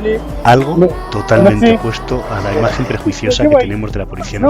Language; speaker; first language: Spanish; native; Spanish